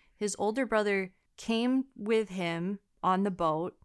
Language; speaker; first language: English; native; English